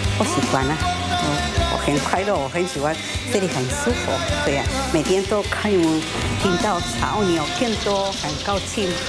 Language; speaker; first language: Chinese; non-native, learner; Spanish